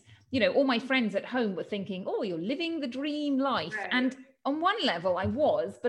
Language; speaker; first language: English; native; English